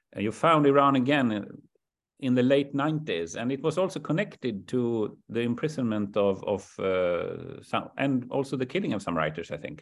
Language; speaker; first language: English; non-native, fluent; Swedish